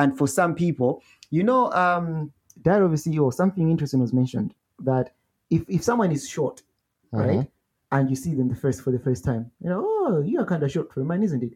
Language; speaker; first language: English; non-native, local second language; Nyanja